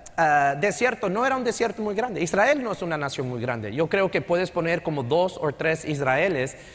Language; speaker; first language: Spanish; native; Spanish